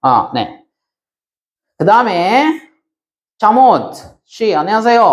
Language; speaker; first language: Korean; non-native, fluent; Sinhala